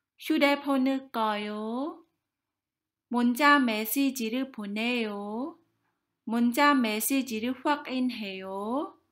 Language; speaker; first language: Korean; non-native, fluent; Khmer